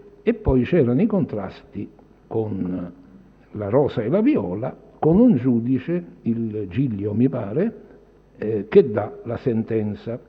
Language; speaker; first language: Italian; native; Italian